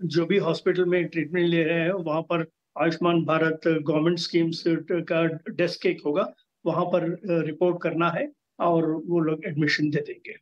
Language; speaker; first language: Hindi; non-native, local second language; Telugu